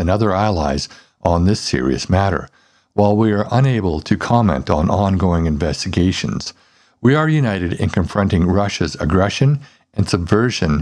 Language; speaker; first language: English; native; English